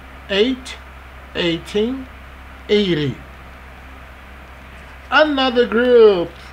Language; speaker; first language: English; non-native, fluent; Portuguese